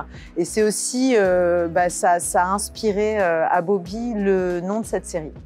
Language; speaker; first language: French; native; French